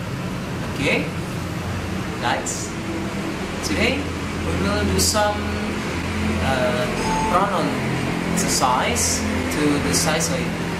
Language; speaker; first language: English; non-native, learner; Indonesian